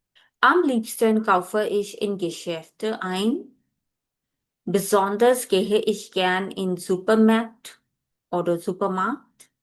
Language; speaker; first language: German; non-native, fluent; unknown